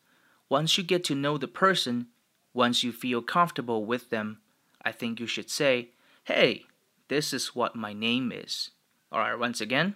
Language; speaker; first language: English; non-native, fluent; Chinese